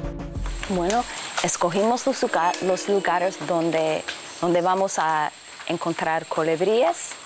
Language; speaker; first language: Spanish; non-native, fluent; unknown